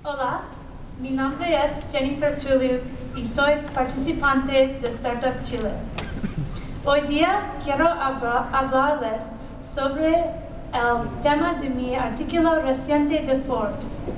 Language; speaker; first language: Spanish; non-native, learner; English